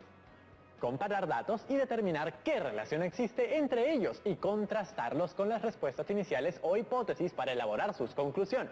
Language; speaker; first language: Spanish; native; Spanish